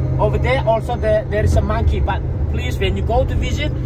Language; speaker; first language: English; non-native, learner; Indonesian